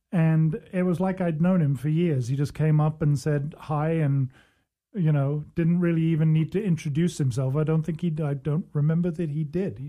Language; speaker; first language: English; native; English